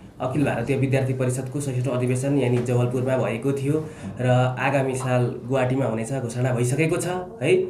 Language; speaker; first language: Nepali; native; Nepali